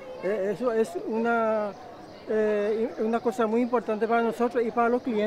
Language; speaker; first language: Spanish; non-native, local second language; Guarani